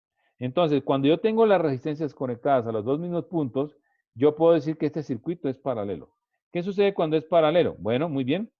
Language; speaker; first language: Spanish; native; Spanish